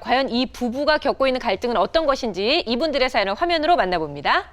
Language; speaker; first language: Korean; native; Korean